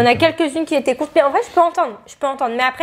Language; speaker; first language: French; native; French